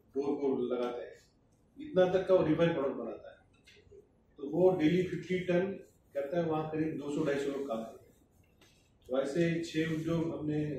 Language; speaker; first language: Hindi; non-native, local second language; Bangla